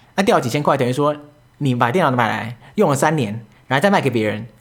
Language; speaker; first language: Chinese; native; Chinese